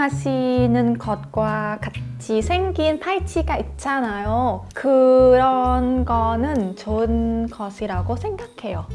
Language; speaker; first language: Korean; non-native, learner; Vietnamese